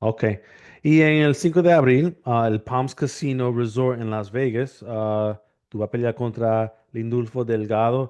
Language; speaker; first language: Spanish; early bilingual, heritage; English